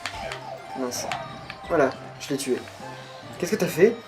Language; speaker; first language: French; native; French